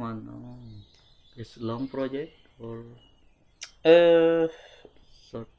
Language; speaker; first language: English; non-native, learner; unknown